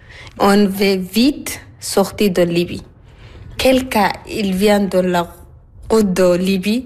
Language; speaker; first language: French; non-native, learner; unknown